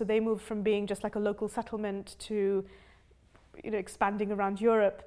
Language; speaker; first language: English; non-native, local second language; Hindi